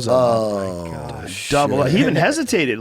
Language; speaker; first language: English; native; English